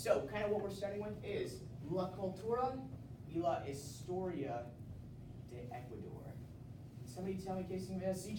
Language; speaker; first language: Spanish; non-native, learner; English